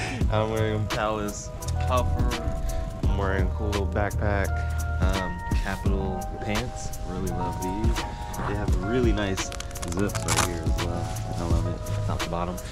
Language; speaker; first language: English; native; English